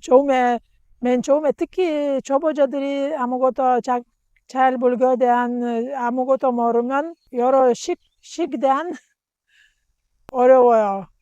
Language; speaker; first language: Korean; non-native, learner; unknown